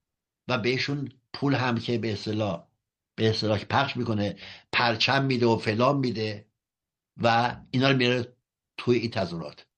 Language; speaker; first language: Persian; native; Persian